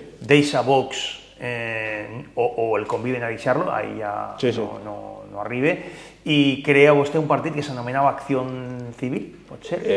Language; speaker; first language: Catalan; native; Catalan